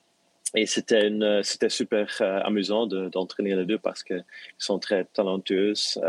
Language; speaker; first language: French; non-native, local second language; Dutch